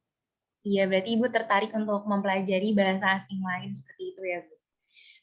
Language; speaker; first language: Indonesian; native; Indonesian